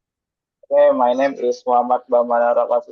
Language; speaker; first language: English; non-native, learner; Indonesian